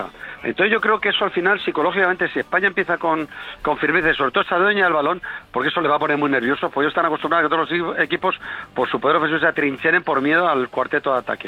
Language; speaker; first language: Spanish; native; Spanish